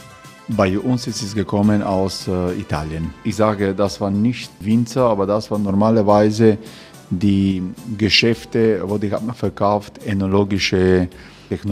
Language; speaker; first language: German; non-native, learner; Croatian